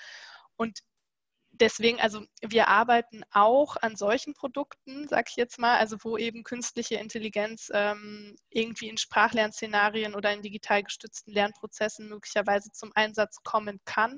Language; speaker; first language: German; native; German